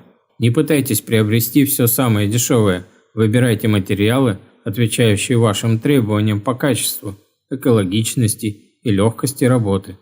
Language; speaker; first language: Russian; native; Russian